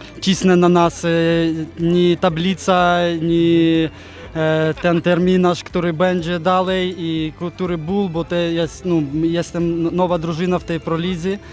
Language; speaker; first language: Polish; non-native, learner; Ukrainian